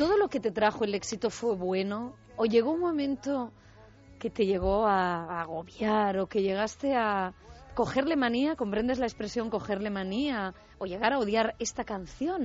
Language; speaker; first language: Spanish; native; Spanish